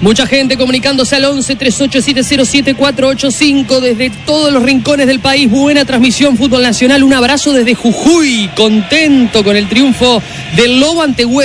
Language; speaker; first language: Spanish; native; Spanish